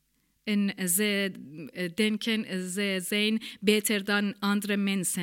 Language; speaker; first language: Dutch; non-native, learner; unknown